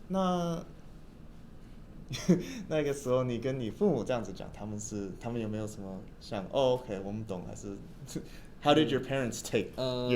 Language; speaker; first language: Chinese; early bilingual, heritage; English